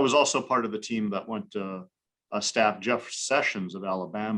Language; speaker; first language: English; native; English